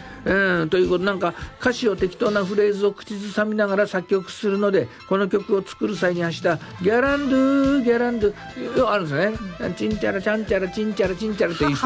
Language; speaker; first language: Japanese; native; Japanese